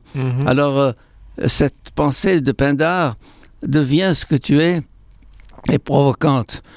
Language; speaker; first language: French; non-native, fluent; Arabic